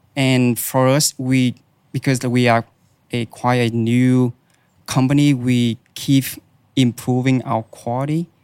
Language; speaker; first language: English; non-native, fluent; Vietnamese